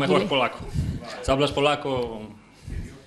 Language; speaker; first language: Spanish; non-native, learner; Polish